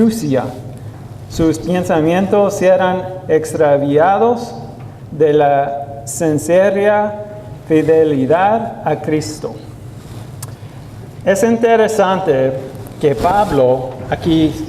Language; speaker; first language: Spanish; non-native, learner; English